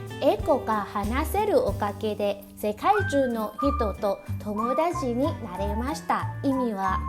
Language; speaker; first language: Japanese; non-native, fluent; Thai